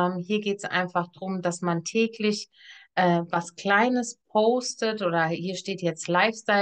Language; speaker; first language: German; native; German